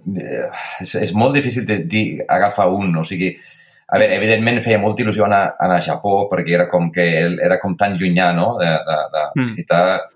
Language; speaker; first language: Catalan; non-native, fluent; Icelandic